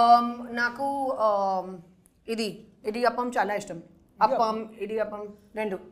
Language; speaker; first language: Telugu; non-native, learner; Hindi